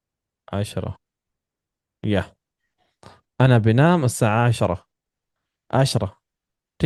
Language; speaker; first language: Arabic; non-native, fluent; Urdu